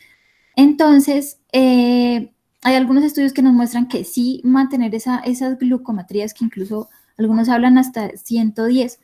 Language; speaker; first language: Spanish; native; Spanish